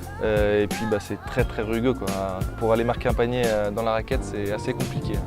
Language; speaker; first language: French; native; French